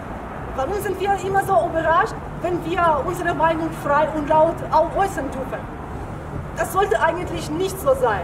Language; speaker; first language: German; non-native, fluent; Russian